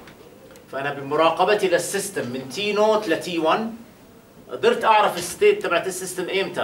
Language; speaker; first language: Arabic; native; Arabic